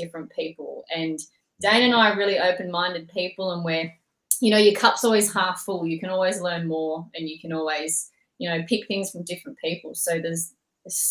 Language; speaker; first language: English; native; English